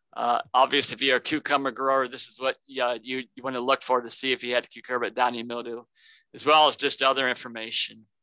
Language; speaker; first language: English; native; English